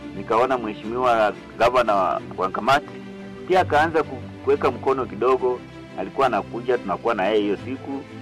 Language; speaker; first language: Swahili; non-native, local second language; Luyia